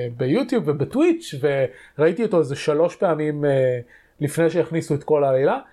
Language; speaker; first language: Hebrew; native; Hebrew